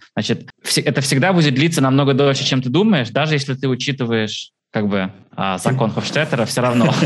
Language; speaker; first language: Russian; early bilingual, heritage; Russian